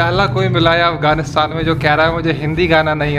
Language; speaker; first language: Hindi; native; Hindi